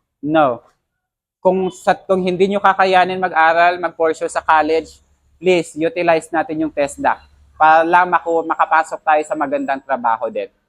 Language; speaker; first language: Filipino; non-native, local second language; Hiligaynon